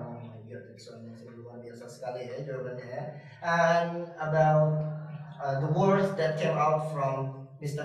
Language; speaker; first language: English; non-native, fluent; Indonesian